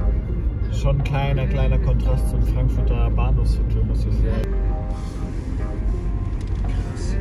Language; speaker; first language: German; native; German